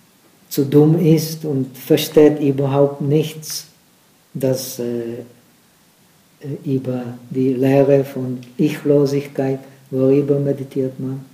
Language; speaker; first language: German; non-native, fluent; Czech